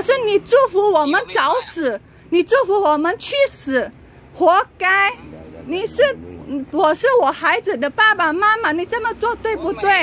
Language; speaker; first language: Chinese; non-native, fluent; Indonesian